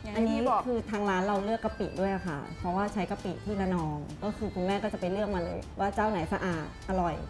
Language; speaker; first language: Thai; native; Thai